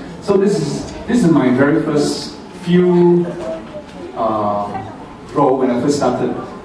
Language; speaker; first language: English; non-native, local second language; Chinese